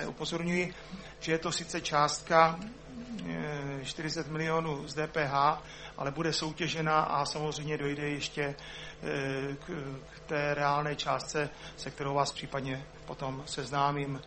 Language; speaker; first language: Czech; native; Czech